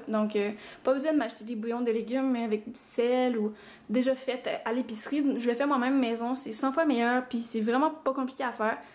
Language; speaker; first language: French; native; French